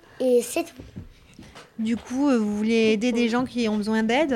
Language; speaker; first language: French; native; French